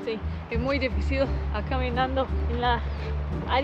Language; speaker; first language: Spanish; non-native, learner; English